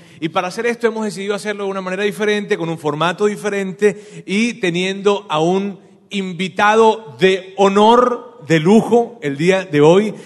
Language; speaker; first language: Spanish; native; Spanish